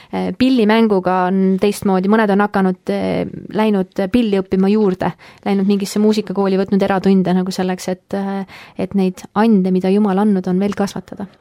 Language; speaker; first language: Estonian; early bilingual, heritage; Estonian